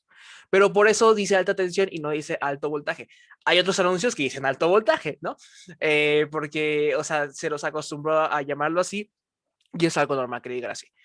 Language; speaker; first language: Spanish; native; Spanish